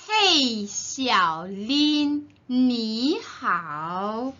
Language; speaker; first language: Chinese; non-native, learner; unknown